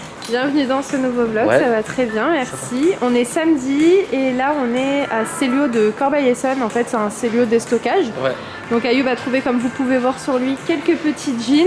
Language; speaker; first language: French; native; French